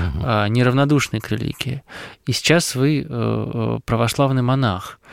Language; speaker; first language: Russian; native; Russian